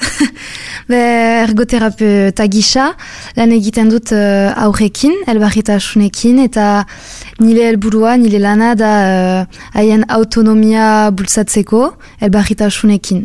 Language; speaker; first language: Basque; non-native, local second language; French